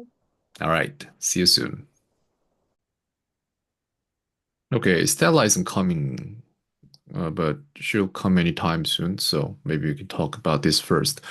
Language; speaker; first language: English; non-native, fluent; Korean